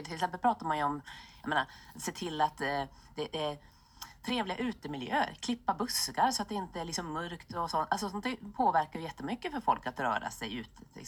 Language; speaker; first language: Swedish; native; Swedish